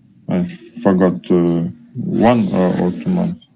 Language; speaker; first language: English; non-native, learner; Russian